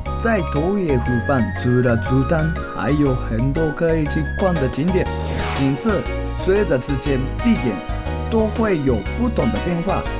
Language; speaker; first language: Chinese; non-native, fluent; Japanese